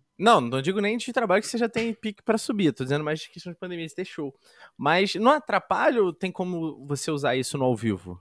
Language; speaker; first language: Portuguese; native; Portuguese